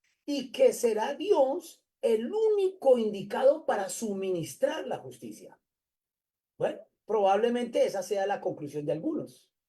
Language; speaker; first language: Spanish; native; Spanish